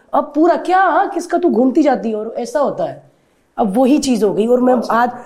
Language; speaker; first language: Hindi; native; Hindi